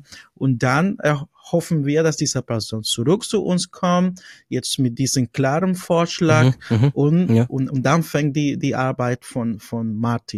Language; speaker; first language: German; non-native, fluent; Spanish